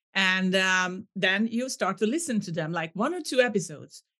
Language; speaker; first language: English; non-native, fluent; Hungarian